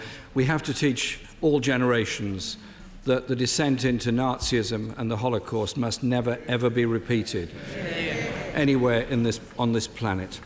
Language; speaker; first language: English; native; English